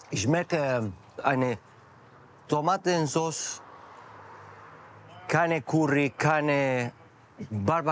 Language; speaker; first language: German; non-native, learner; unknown